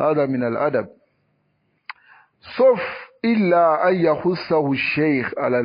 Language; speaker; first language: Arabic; non-native, fluent; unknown